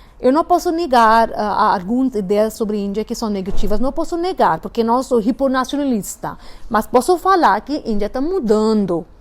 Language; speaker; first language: Portuguese; non-native, fluent; Hindi